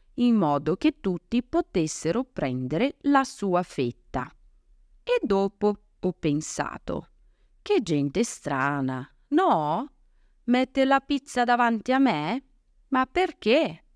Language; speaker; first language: Italian; non-native, fluent; Portuguese